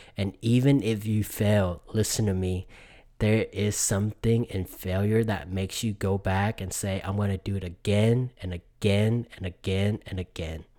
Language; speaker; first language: English; early bilingual, other home language; Vietnamese